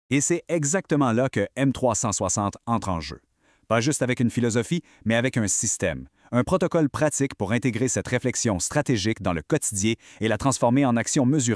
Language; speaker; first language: French; native; French